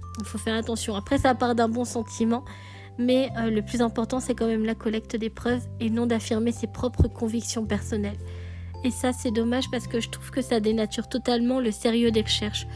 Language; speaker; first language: French; native; French